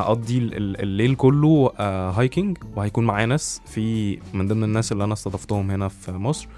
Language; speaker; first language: Arabic; native; Arabic